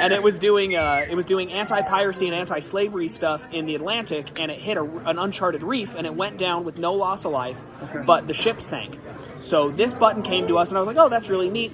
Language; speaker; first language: English; native; English